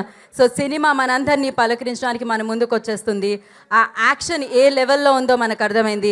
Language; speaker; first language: Telugu; native; Telugu